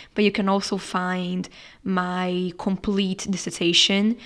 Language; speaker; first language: English; non-native, fluent; Portuguese